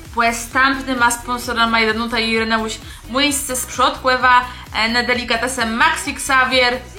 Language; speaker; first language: Polish; non-native, local second language; Kashubian